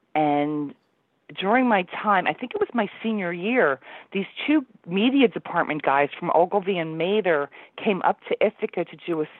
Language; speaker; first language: English; native; English